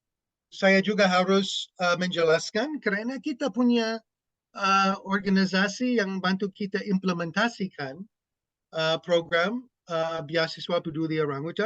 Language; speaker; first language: Indonesian; non-native, fluent; English